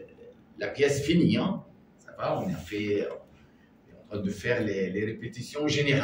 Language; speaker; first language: French; non-native, learner; Arabic